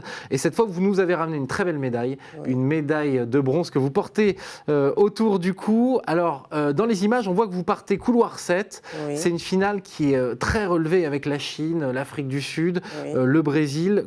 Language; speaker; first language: French; native; French